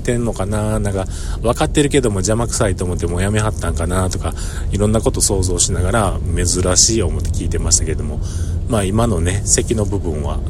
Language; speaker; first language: Japanese; native; Japanese